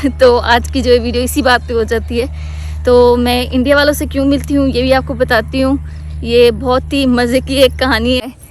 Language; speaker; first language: Urdu; native; Urdu